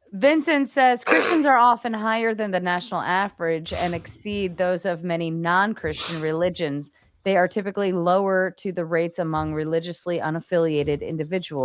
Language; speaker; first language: English; native; English